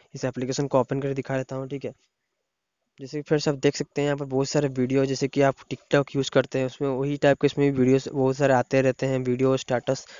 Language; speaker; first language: Hindi; non-native, local second language; Odia